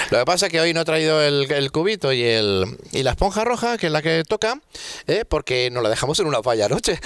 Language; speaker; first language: Spanish; native; Spanish